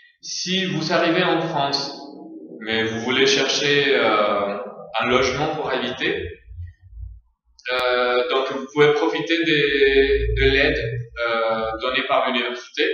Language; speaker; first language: French; non-native, fluent; Spanish